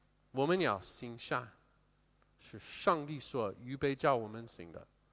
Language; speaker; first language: Chinese; non-native, fluent; English